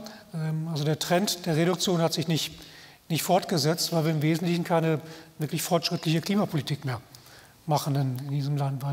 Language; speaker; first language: German; native; German